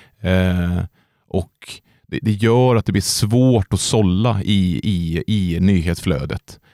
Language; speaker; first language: Swedish; native; Swedish